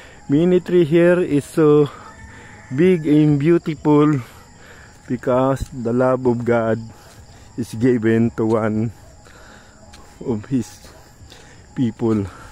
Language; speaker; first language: English; non-native, local second language; Filipino